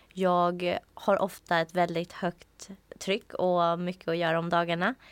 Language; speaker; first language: Swedish; native; Swedish